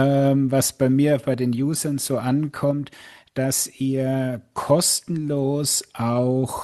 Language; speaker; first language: German; native; German